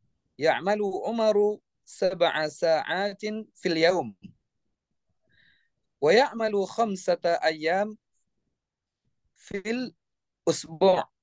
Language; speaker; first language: Arabic; non-native, learner; Indonesian